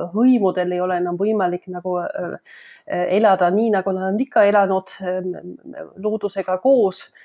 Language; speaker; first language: Estonian; non-native, fluent; German